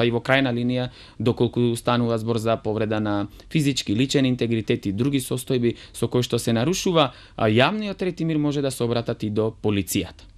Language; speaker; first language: Macedonian; non-native, local second language; Romany